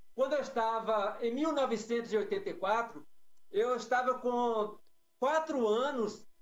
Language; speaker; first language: Portuguese; native; Portuguese